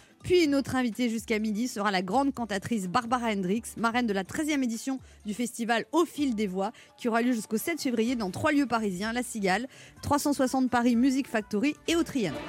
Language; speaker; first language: French; native; French